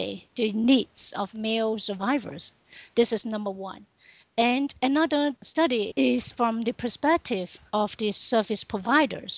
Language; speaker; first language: English; non-native, local second language; Cantonese